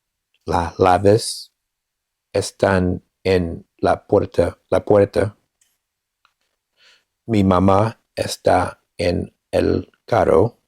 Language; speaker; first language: Spanish; non-native, learner; English